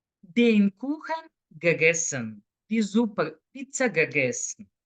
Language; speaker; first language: German; non-native, fluent; Lithuanian